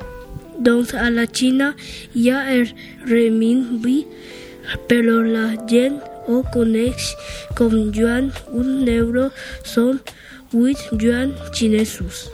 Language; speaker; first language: Catalan; early bilingual, other home language; Chinese